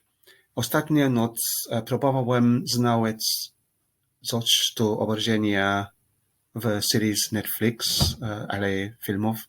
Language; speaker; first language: Polish; non-native, learner; English